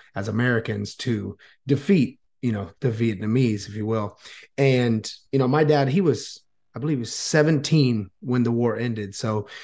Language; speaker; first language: English; native; English